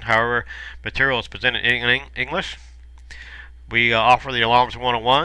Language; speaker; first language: English; native; English